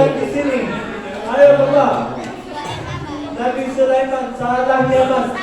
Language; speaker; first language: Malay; non-native, learner; Arabic